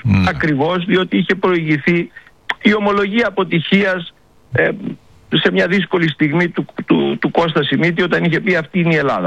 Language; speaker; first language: Greek; native; Greek